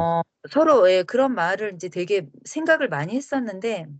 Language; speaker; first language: Korean; native; Korean